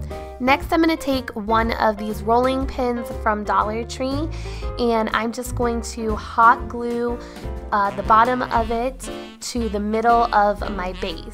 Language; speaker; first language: English; native; English